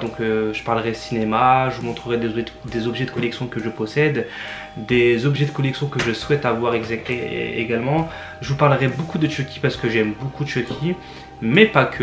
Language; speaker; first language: French; native; French